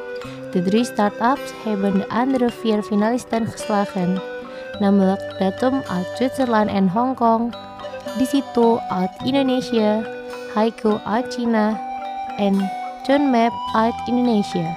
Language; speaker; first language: Dutch; non-native, fluent; Indonesian